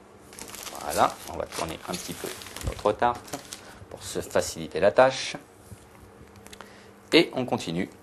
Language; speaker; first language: French; native; French